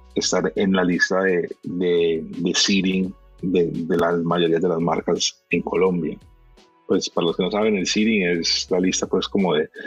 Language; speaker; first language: Spanish; early bilingual, heritage; Spanish